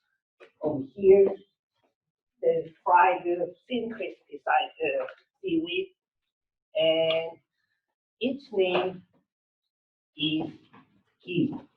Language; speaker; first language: English; non-native, learner; Korean